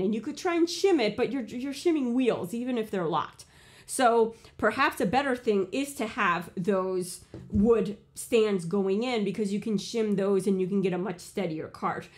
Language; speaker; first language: English; early bilingual, other home language; Portuguese